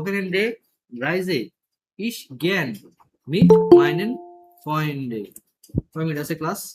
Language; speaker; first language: German; non-native, learner; Bangla